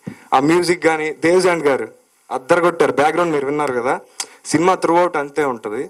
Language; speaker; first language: Telugu; native; Telugu